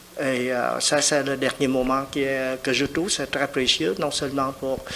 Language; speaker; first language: French; non-native, fluent; Vietnamese